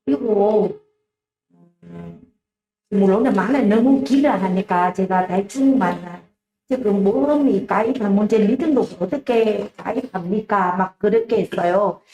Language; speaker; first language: Korean; non-native, learner; Vietnamese